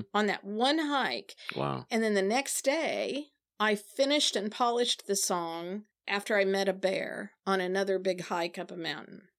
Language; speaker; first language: English; native; English